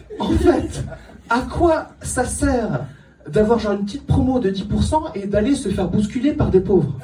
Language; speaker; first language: French; non-native, local second language; Kabyle